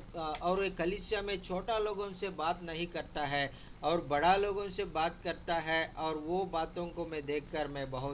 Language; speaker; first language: Hindi; non-native, local second language; Telugu